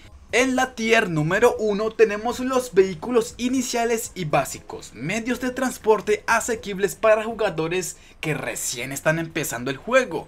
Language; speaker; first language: Spanish; native; Spanish